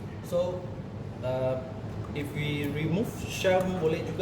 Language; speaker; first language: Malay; non-native, local second language; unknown